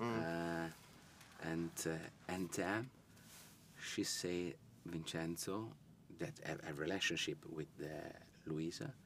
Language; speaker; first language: English; non-native, learner; Italian